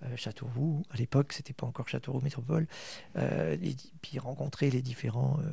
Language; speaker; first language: French; native; French